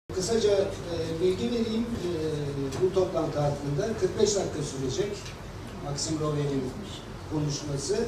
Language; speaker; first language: Turkish; native; Turkish